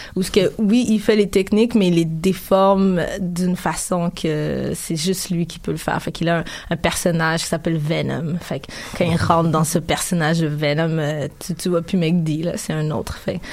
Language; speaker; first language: French; early bilingual, other home language; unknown